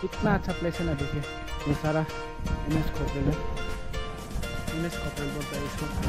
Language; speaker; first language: Hindi; non-native, local second language; Nepali